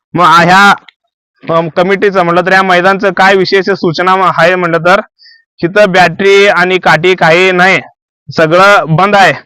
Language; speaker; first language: Marathi; non-native, local second language; Kannada